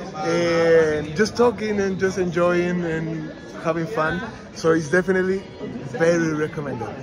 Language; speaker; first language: English; non-native, fluent; Spanish